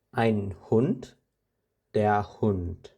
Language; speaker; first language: German; non-native, fluent; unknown